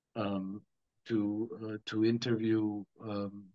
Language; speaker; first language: English; non-native, fluent; Croatian